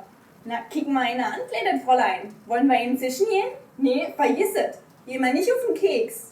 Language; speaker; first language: German; native; German